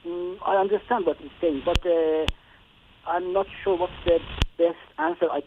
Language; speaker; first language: English; non-native, fluent; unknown